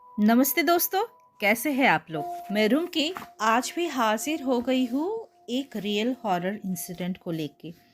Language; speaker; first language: Hindi; non-native, local second language; Bangla